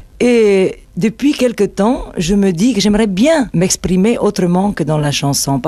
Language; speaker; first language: French; non-native, fluent; Italian